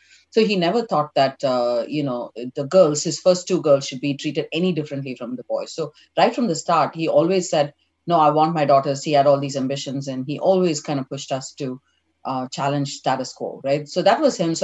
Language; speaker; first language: English; non-native, local second language; Tamil